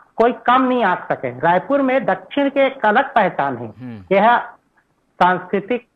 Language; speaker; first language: Hindi; native; Hindi